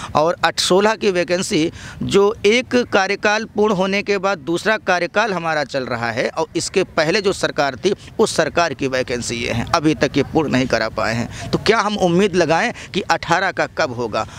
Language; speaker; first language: Hindi; native; Hindi